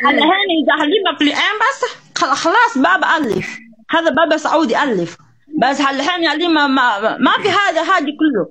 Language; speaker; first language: Arabic; non-native, learner; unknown